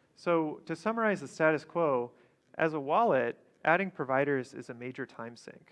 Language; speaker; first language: English; native; English